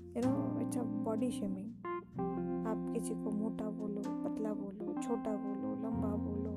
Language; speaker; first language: Hindi; native; Hindi